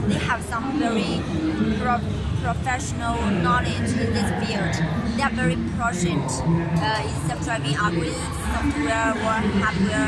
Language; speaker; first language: English; non-native, fluent; Chinese